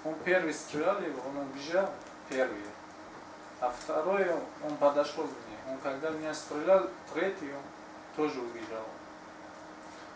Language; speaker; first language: Russian; non-native, learner; Tajik